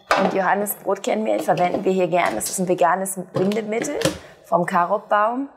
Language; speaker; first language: German; native; German